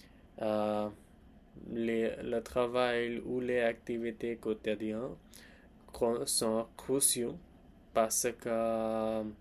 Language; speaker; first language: French; non-native, learner; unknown